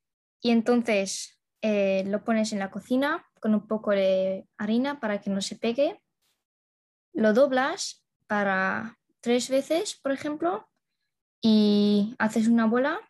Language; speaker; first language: Spanish; non-native, learner; Dutch